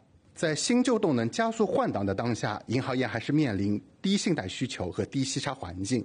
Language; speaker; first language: Chinese; native; Chinese